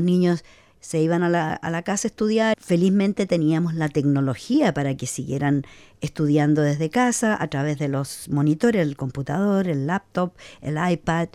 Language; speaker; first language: Spanish; native; Spanish